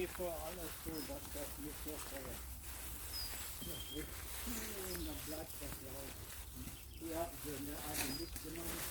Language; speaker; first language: German; non-native, learner; Turkish